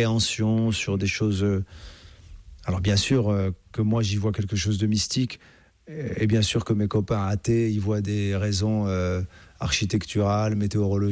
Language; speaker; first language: French; native; French